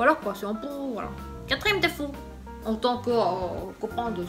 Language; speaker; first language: French; non-native, fluent; Korean